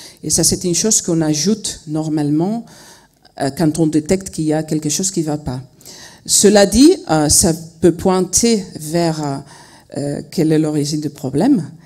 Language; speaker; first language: French; non-native, fluent; Spanish